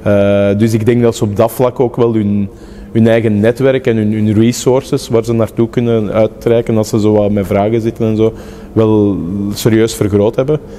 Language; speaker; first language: Dutch; native; Dutch